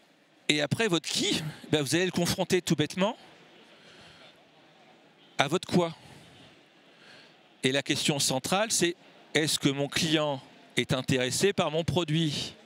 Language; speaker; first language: French; native; French